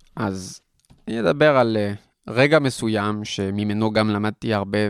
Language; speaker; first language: Hebrew; non-native, fluent; French